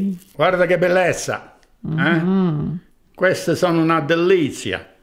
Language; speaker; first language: Italian; non-native, fluent; Spanish